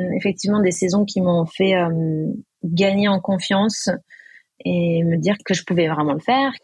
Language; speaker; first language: French; native; French